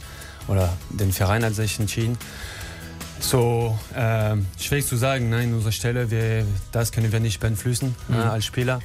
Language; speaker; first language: German; non-native, learner; French